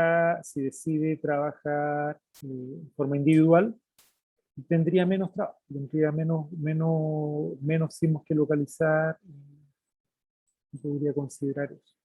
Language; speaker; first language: Spanish; native; Spanish